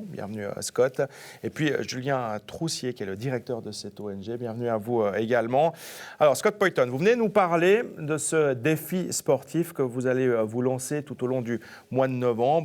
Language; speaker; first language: French; native; French